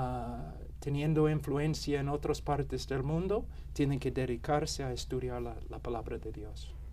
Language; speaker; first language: Spanish; non-native, fluent; English